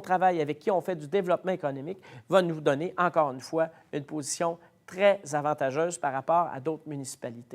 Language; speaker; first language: French; native; French